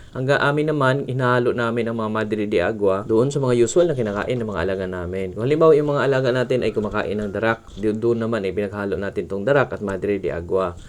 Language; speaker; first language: Filipino; non-native, local second language; Cebuano